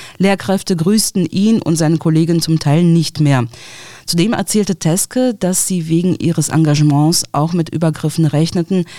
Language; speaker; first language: German; early bilingual, other home language; Russian